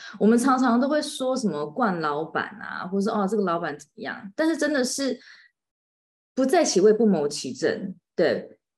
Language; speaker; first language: Chinese; native; Chinese